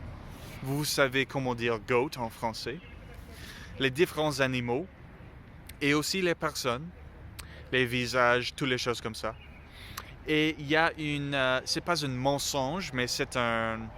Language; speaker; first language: French; non-native, learner; English